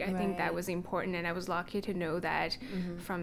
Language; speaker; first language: English; non-native, fluent; Chinese